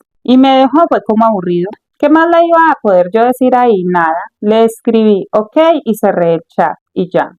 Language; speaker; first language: Spanish; native; Spanish